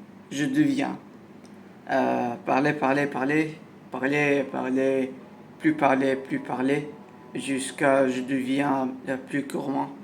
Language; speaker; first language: French; non-native, learner; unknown